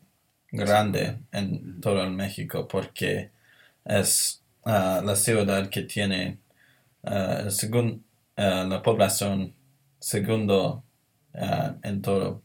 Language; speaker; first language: Spanish; non-native, learner; English